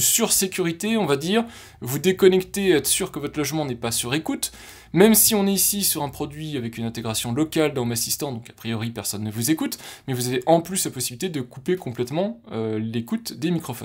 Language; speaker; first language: French; native; French